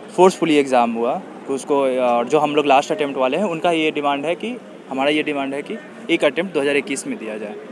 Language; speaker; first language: Hindi; native; Hindi